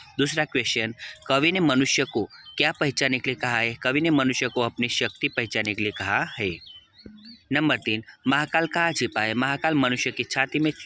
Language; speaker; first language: Hindi; non-native, local second language; Gujarati